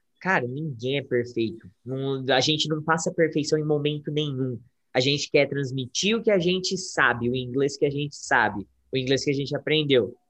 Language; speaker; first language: Portuguese; native; Portuguese